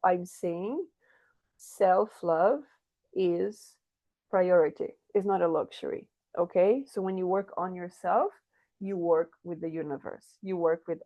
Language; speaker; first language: English; non-native, fluent; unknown